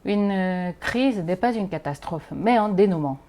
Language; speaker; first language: French; non-native, fluent; Korean